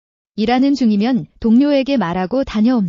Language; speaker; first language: Korean; non-native, learner; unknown